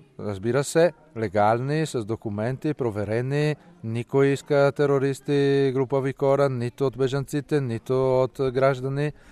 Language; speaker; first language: Bulgarian; non-native, fluent; Italian